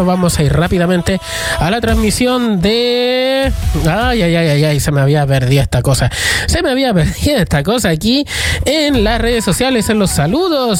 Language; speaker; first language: Spanish; native; Spanish